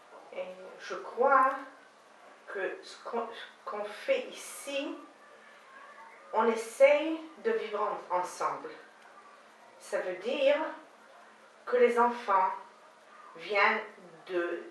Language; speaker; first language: French; non-native, learner; Hebrew